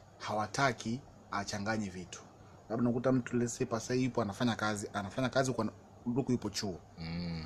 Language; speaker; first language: Swahili; native; Swahili